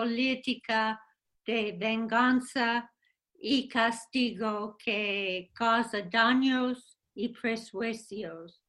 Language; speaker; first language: Spanish; non-native, fluent; English